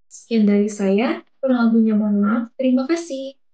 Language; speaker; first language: Indonesian; native; Indonesian